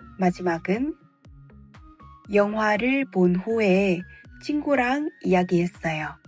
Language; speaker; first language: Korean; non-native, fluent; Vietnamese